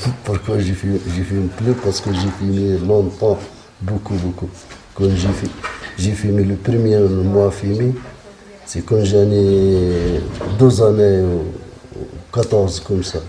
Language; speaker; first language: French; non-native, learner; Arabic